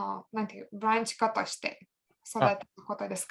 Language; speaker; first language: Japanese; non-native, fluent; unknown